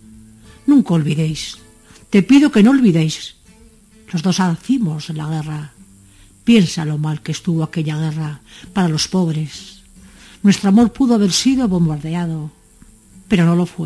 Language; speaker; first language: Spanish; native; Spanish